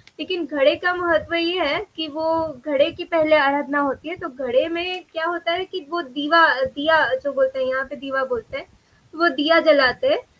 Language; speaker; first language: Hindi; non-native, local second language; Bangla